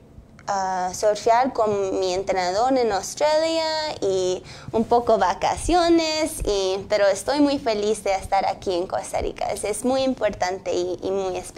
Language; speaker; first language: Spanish; early bilingual, heritage; English